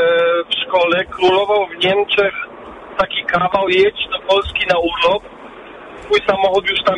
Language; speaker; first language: Polish; early bilingual, heritage; Polish